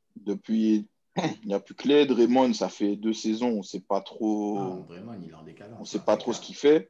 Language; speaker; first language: French; native; French